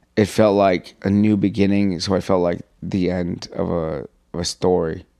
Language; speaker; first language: English; native; English